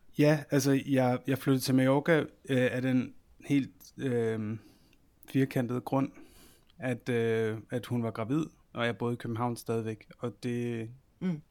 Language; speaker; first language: Danish; native; Danish